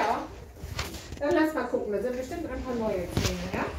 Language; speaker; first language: German; native; German